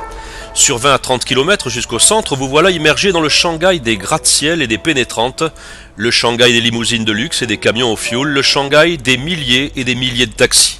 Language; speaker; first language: French; native; French